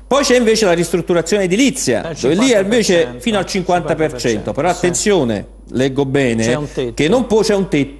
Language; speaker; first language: Italian; native; Italian